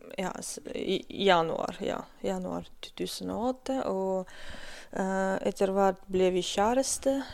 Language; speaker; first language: Norwegian; non-native, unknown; Russian